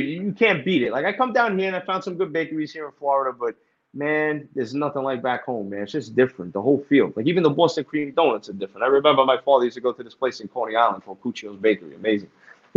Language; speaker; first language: English; native; English